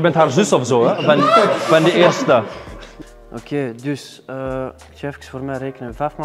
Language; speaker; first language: Dutch; native; Dutch